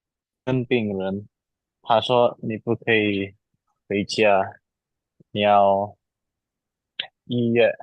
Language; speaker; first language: Chinese; non-native, learner; Indonesian